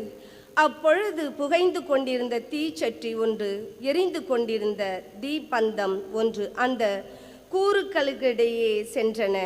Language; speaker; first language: Tamil; native; Tamil